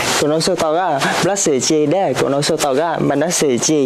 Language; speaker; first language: Japanese; non-native, learner; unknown